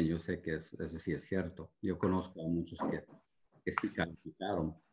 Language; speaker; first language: Spanish; early bilingual, heritage; Spanish